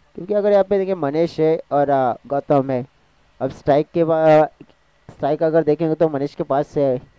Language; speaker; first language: Hindi; non-native, local second language; Marathi